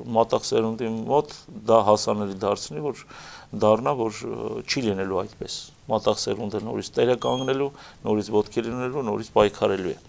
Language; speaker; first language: Armenian; native; Armenian